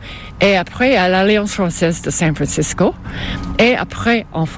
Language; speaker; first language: French; non-native, local second language; English